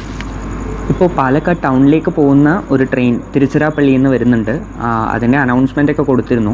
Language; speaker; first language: Malayalam; native; Malayalam